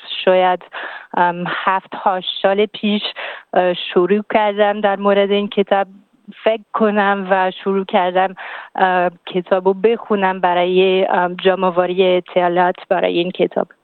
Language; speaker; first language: Persian; non-native, fluent; French